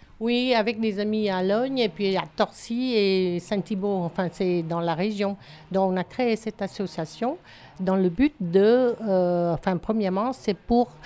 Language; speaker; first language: French; non-native, fluent; Vietnamese